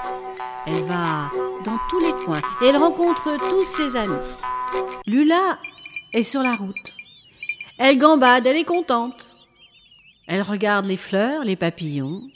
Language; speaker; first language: French; native; French